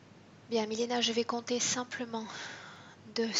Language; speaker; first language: French; native; French